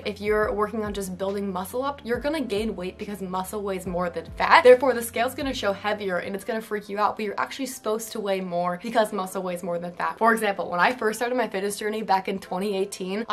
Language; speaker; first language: English; native; English